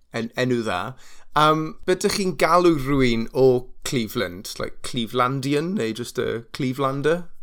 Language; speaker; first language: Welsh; non-native, learner; English